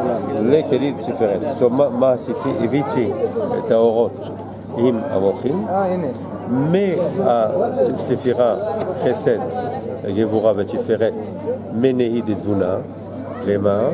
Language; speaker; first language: Hebrew; non-native, fluent; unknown